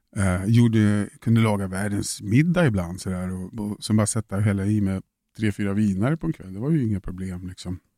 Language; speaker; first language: Swedish; native; Swedish